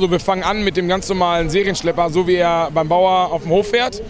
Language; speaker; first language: German; native; German